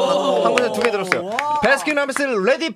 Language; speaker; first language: Korean; native; Korean